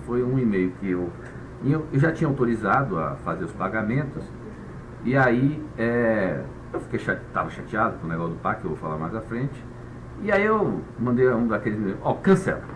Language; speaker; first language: Portuguese; native; Portuguese